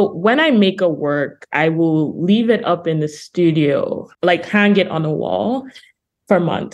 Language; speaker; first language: English; non-native, local second language; Yoruba